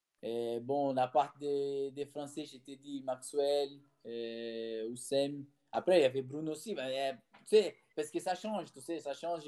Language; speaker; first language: French; non-native, fluent; Portuguese